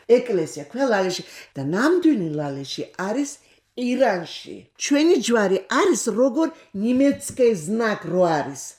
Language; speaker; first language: Georgian; non-native, local second language; Kurdish